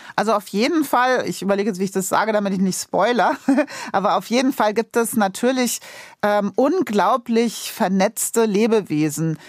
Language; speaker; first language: German; native; German